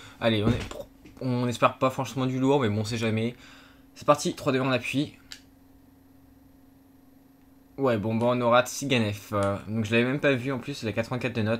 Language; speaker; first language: French; native; French